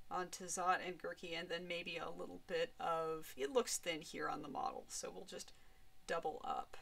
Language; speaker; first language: English; native; English